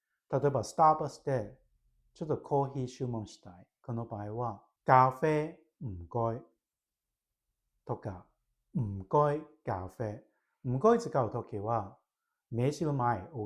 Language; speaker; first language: Japanese; non-native, fluent; Cantonese